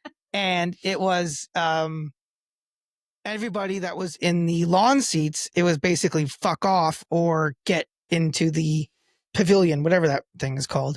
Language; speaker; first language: English; native; English